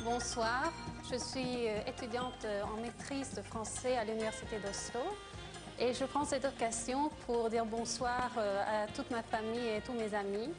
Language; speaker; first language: French; non-native, fluent; Norwegian